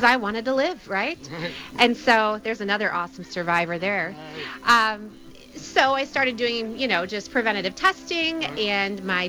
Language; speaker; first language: English; native; English